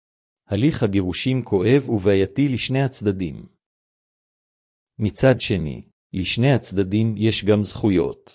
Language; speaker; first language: Hebrew; native; Hebrew